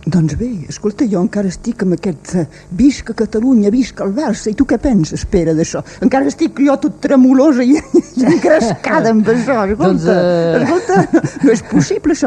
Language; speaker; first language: Catalan; native; Catalan